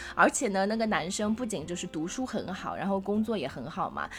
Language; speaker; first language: Chinese; native; Chinese